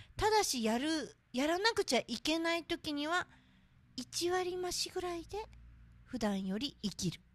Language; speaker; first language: Japanese; native; Japanese